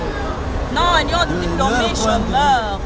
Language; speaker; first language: French; non-native, learner; Arabic